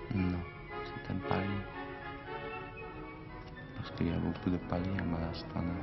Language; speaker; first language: French; non-native, fluent; Czech